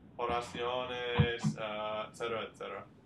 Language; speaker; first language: Spanish; non-native, learner; English